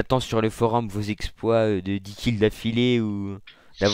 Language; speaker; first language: French; native; French